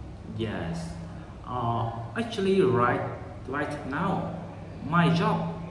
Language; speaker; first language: English; non-native, learner; Vietnamese